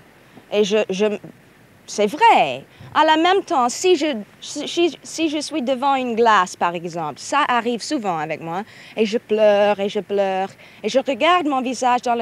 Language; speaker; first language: French; non-native, fluent; Italian